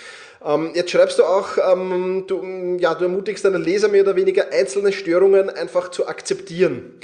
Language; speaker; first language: German; native; German